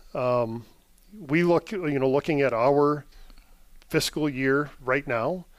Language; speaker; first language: English; native; English